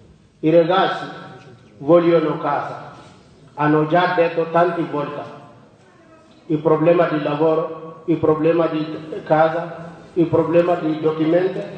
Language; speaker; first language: Italian; non-native, learner; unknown